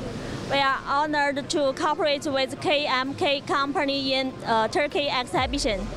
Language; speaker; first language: English; non-native, learner; Chinese